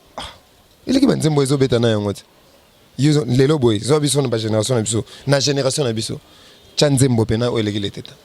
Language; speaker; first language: Lingala; native; Lingala